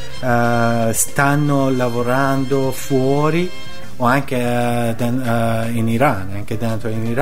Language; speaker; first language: Italian; non-native, learner; Persian